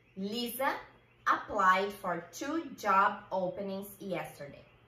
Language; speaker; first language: English; non-native, fluent; Portuguese